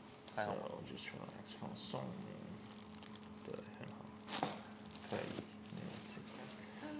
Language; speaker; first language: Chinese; non-native, learner; English